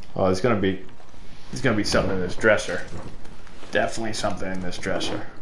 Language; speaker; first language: English; native; English